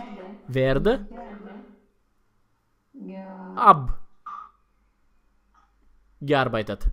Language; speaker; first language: German; non-native, fluent; Romanian